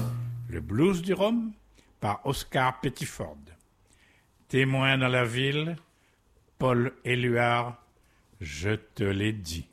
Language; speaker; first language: French; native; French